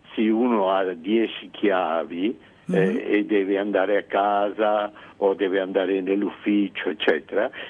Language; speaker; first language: Italian; non-native, fluent; Spanish